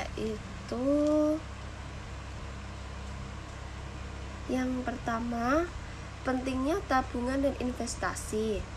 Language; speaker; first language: Indonesian; native; Indonesian